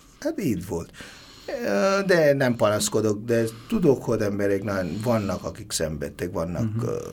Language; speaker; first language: Hungarian; non-native, learner; Bangla